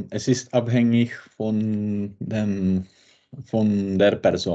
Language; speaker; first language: German; non-native, learner; Czech